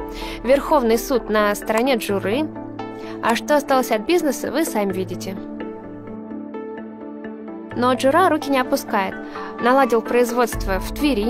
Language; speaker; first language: Russian; native; Russian